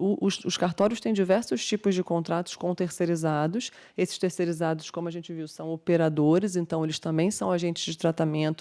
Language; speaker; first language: Portuguese; native; Portuguese